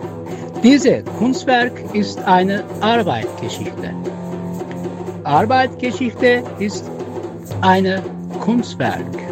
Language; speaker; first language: German; non-native, learner; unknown